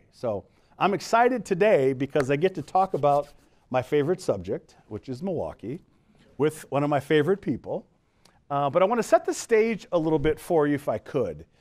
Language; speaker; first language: English; native; English